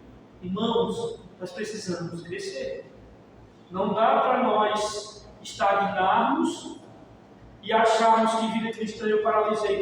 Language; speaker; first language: Portuguese; native; Portuguese